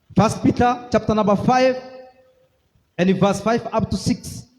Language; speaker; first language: English; non-native, local second language; Swahili